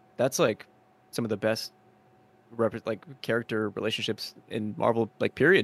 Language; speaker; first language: English; early bilingual, other home language; Spanish